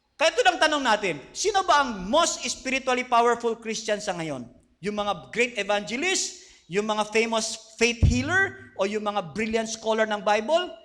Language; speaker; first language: Filipino; non-native, fluent; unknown